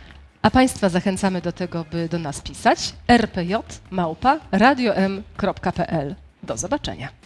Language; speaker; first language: Polish; native; Polish